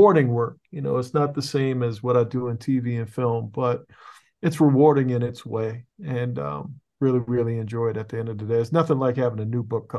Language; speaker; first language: English; native; English